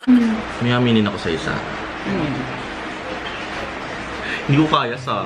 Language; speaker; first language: Filipino; native; Filipino